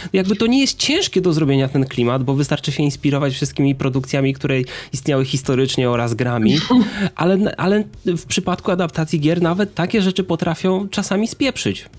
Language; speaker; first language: Polish; native; Polish